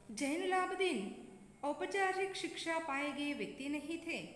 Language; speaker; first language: Hindi; non-native, local second language; Kannada